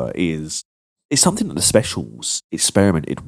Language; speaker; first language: English; native; English